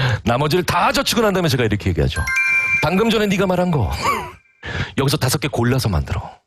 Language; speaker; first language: Korean; native; Korean